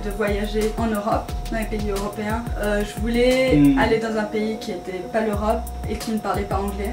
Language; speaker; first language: French; native; French